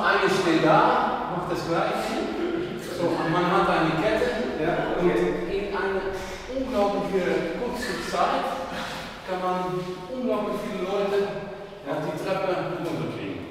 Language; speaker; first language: German; non-native, fluent; Dutch